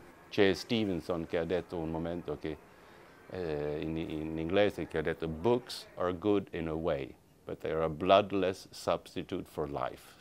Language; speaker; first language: Italian; non-native, fluent; Swedish